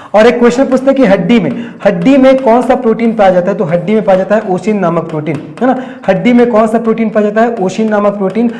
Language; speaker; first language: Hindi; native; Hindi